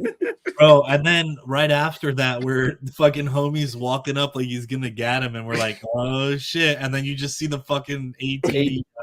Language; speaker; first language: English; native; English